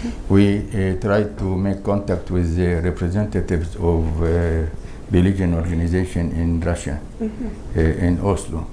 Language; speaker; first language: English; non-native, learner; Crimean Tatar